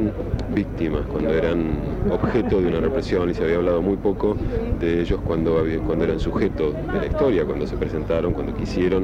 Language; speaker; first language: Spanish; native; Spanish